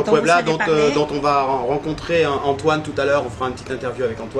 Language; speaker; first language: French; native; French